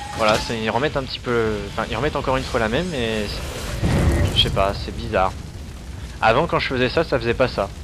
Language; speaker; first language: French; native; French